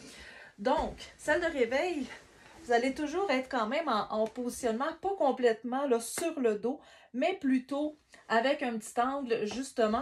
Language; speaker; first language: French; native; French